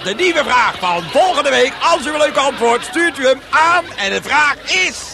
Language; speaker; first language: Dutch; native; Dutch